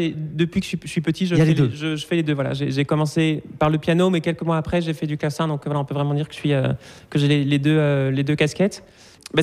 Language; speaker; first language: French; native; French